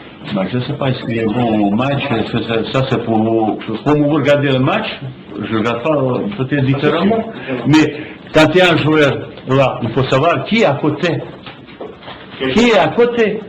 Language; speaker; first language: French; non-native, fluent; Bosnian